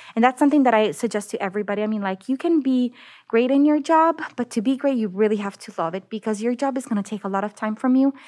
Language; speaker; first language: English; non-native, fluent; Italian